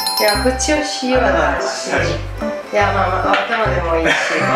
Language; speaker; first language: Japanese; non-native, fluent; Italian